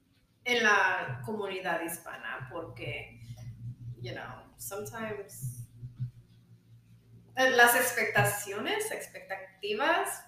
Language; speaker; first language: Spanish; early bilingual, other home language; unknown